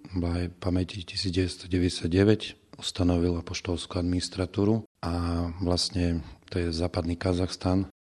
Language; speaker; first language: Slovak; native; Slovak